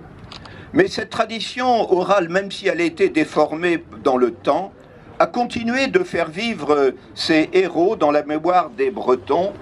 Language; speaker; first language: French; native; French